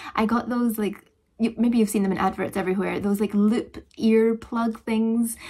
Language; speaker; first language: English; native; English